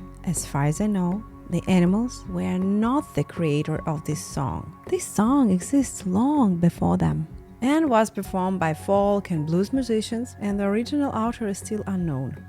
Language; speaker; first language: English; non-native, fluent; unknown